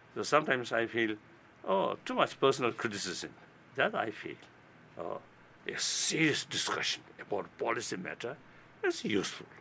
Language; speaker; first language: English; non-native, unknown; Tibetan